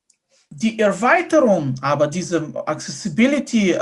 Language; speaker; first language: German; non-native, fluent; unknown